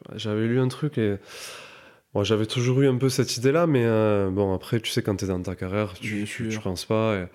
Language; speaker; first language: French; native; French